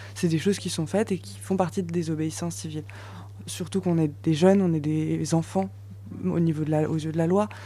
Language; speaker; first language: French; native; French